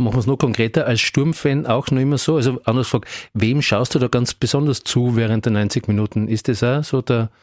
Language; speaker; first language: German; native; German